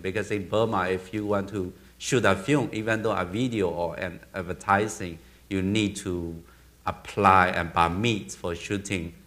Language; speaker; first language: English; non-native, learner; Chinese